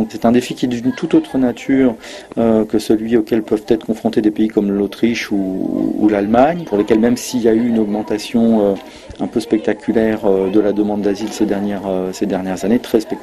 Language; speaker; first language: French; native; French